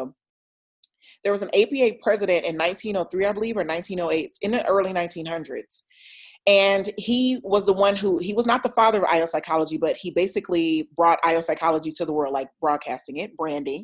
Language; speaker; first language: English; native; English